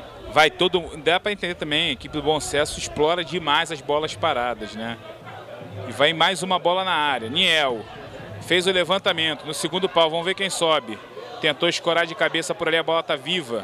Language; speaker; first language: Portuguese; native; Portuguese